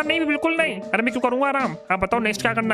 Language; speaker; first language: Hindi; native; Hindi